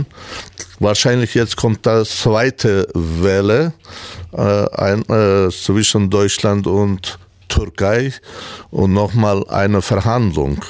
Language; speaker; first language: German; non-native, learner; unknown